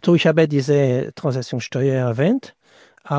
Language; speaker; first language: German; non-native, fluent; French